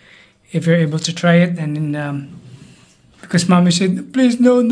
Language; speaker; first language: English; non-native, local second language; Filipino